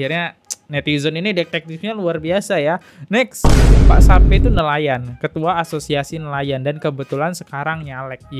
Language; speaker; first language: Indonesian; native; Indonesian